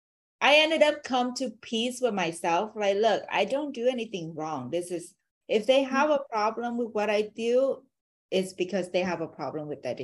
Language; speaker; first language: English; non-native, fluent; Vietnamese